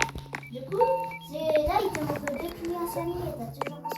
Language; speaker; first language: French; native; French